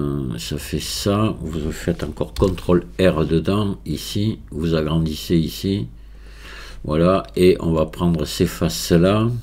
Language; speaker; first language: French; native; French